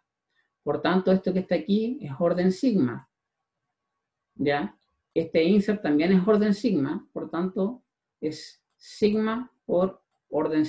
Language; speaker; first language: Spanish; native; Spanish